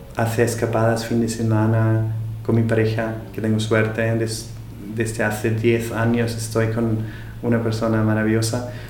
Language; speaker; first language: Spanish; non-native, fluent; German